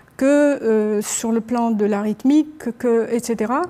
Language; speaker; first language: French; non-native, local second language; Arabic